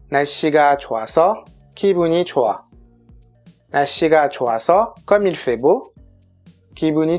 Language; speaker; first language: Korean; non-native, fluent; French